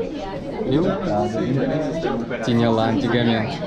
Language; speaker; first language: Portuguese; non-native, fluent; Russian